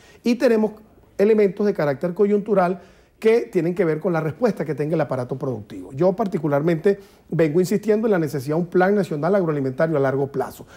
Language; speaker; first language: Spanish; native; Spanish